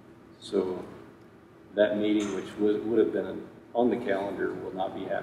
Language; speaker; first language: English; native; English